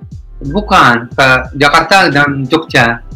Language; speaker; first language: Indonesian; non-native, fluent; Hebrew